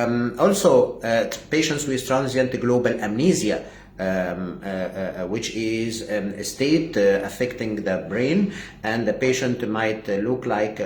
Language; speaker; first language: English; non-native, fluent; Arabic